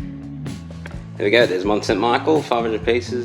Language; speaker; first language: English; native; English